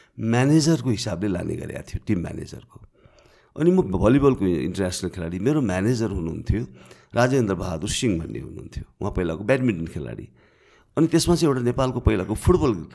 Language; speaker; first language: Nepali; native; Nepali